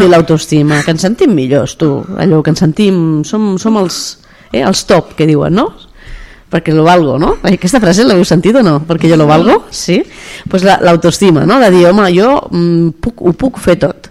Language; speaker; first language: Catalan; native; Catalan